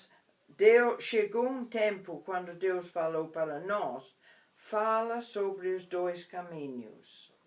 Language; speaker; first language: Portuguese; non-native, fluent; English